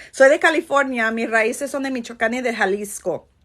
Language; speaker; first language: Spanish; early bilingual, heritage; Spanish